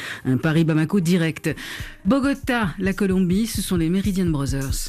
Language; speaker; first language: French; native; French